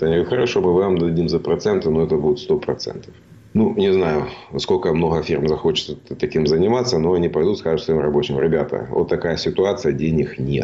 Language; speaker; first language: Russian; native; Russian